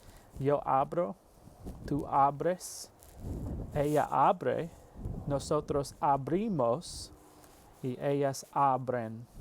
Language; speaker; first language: Spanish; non-native, fluent; English